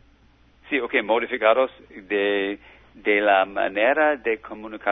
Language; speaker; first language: Spanish; non-native, learner; English